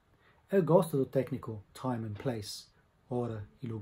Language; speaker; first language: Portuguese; non-native, fluent; English